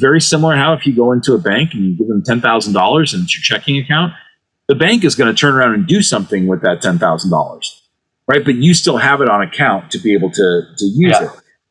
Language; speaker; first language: English; native; English